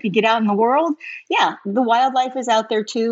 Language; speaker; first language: English; native; English